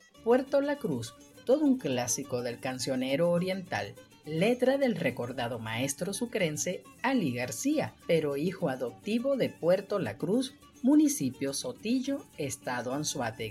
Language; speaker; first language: Spanish; native; Spanish